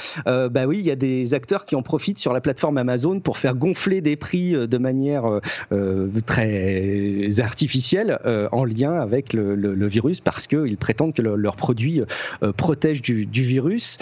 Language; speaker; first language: French; native; French